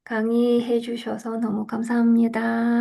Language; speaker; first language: Korean; non-native, fluent; Russian